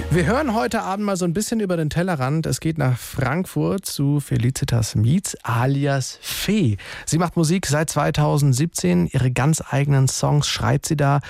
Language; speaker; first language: German; native; German